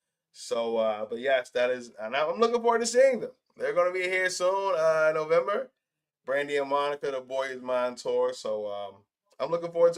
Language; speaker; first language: English; native; English